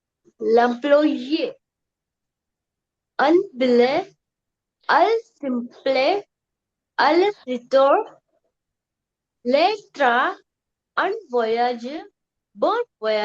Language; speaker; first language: French; non-native, learner; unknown